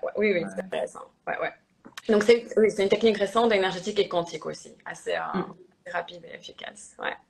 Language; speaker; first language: French; early bilingual, other home language; Polish